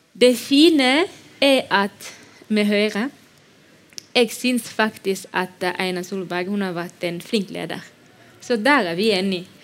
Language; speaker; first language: Norwegian; non-native, fluent; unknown